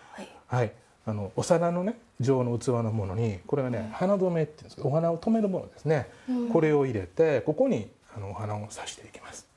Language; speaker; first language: Japanese; native; Japanese